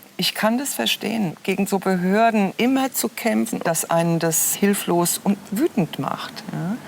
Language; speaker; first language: German; native; German